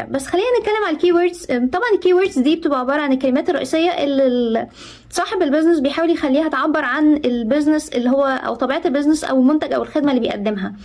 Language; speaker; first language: Arabic; native; Arabic